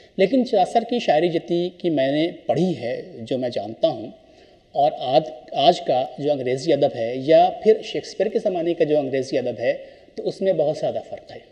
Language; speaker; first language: Urdu; native; Urdu